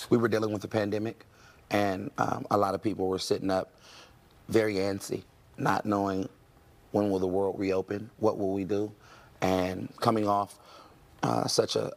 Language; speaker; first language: English; native; English